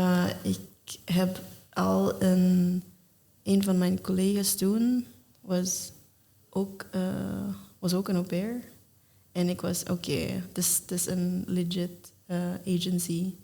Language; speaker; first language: Dutch; non-native, learner; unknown